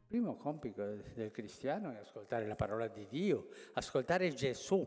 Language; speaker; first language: Italian; non-native, fluent; Spanish